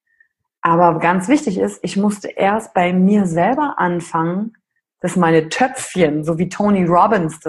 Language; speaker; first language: German; native; German